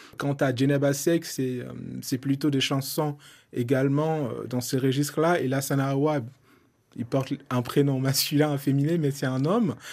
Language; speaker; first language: French; non-native, local second language; Soninke